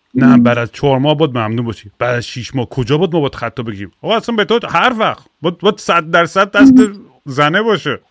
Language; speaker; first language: Persian; early bilingual, heritage; Persian